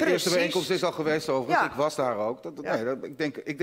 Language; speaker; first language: Dutch; native; Dutch